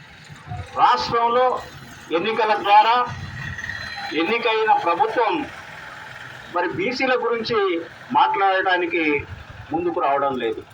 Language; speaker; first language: Telugu; native; Telugu